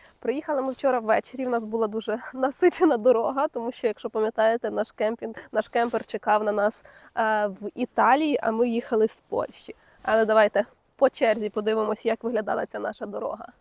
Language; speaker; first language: Ukrainian; native; Ukrainian